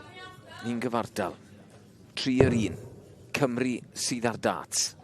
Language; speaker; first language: Welsh; native; Welsh